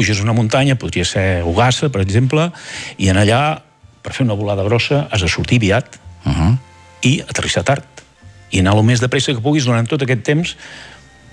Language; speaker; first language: Catalan; native; Catalan